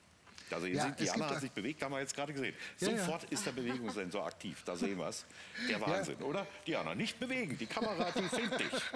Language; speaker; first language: German; native; German